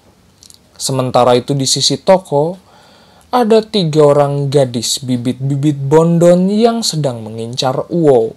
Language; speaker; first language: Indonesian; native; Indonesian